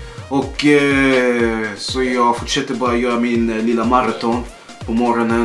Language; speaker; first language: Swedish; early bilingual, other home language; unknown